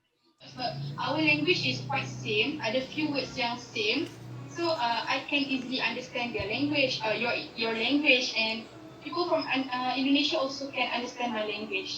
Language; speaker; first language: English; non-native, local second language; Malay